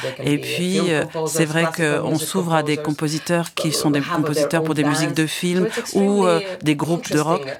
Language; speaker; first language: French; non-native, fluent; Ukrainian